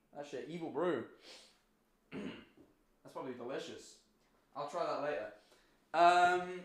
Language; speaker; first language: English; native; English